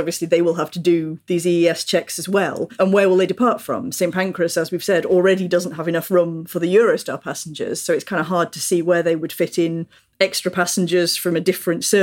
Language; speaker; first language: English; native; English